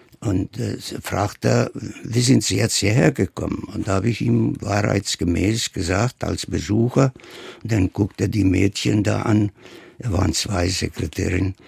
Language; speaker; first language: German; non-native, fluent; Italian